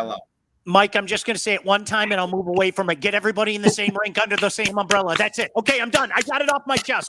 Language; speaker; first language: English; native; English